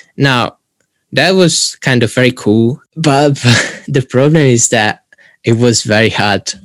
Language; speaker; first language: English; non-native, fluent; Italian